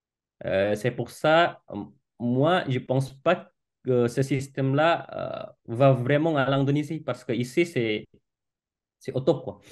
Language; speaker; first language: French; non-native, fluent; Indonesian